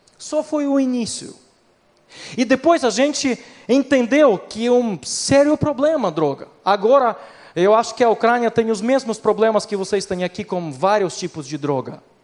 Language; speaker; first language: Portuguese; non-native, fluent; Ukrainian